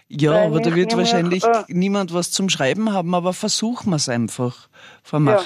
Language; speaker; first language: German; native; German